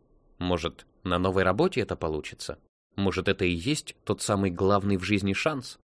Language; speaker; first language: Russian; native; Russian